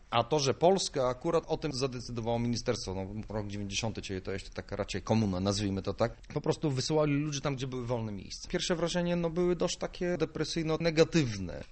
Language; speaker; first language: Polish; non-native, fluent; Bulgarian